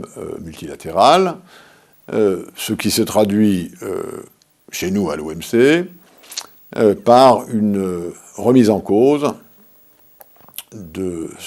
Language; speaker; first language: French; native; French